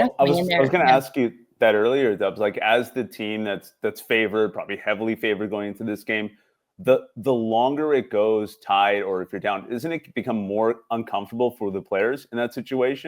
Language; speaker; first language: English; native; English